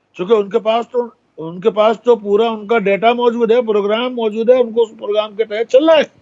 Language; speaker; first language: Urdu; native; Urdu